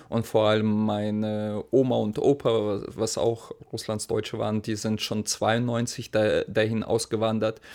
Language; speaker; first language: German; non-native, fluent; Russian